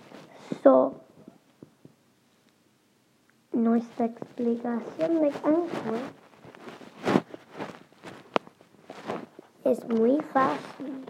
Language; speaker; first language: Spanish; early bilingual, heritage; Spanish